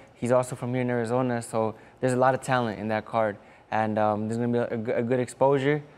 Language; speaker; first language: English; native; English